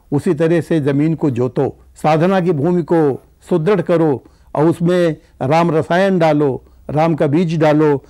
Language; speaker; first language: Hindi; native; Hindi